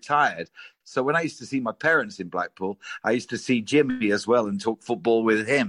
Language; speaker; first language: English; native; English